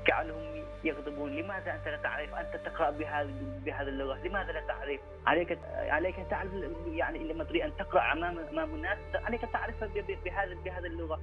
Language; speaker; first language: Arabic; non-native, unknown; Thai